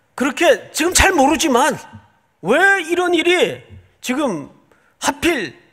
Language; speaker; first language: Korean; native; Korean